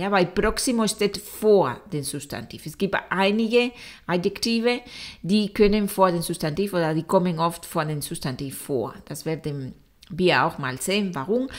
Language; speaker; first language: German; non-native, fluent; Spanish